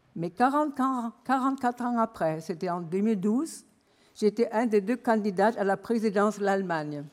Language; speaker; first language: French; non-native, fluent; German